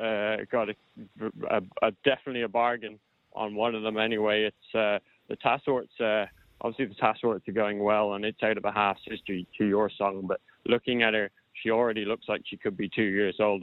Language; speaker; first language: English; native; English